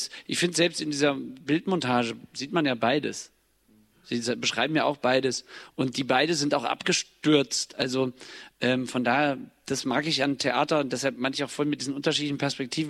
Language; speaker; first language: German; native; German